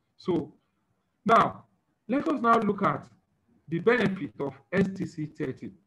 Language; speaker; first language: English; non-native, local second language; Yoruba